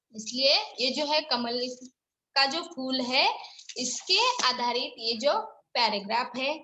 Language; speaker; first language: Hindi; non-native, local second language; Marathi